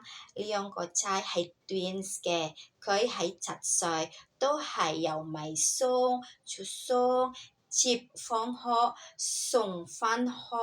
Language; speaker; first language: Cantonese; non-native, learner; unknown